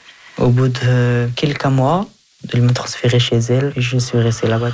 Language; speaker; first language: French; early bilingual, other home language; Persian